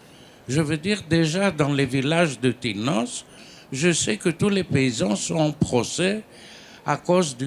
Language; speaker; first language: French; non-native, fluent; Greek